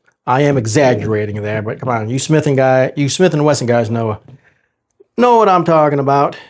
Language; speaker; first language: English; native; English